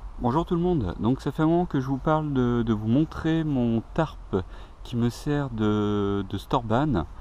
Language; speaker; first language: French; native; French